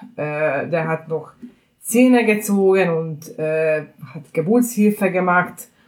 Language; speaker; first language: German; non-native, fluent; Hungarian